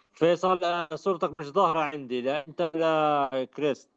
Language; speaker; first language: Arabic; native; Arabic